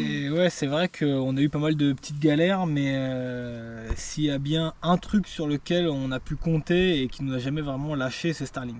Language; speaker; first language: French; native; French